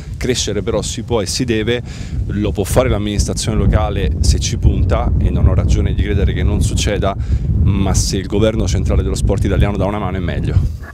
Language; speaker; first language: Italian; native; Italian